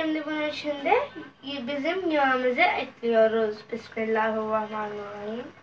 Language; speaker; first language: Turkish; non-native, learner; Urdu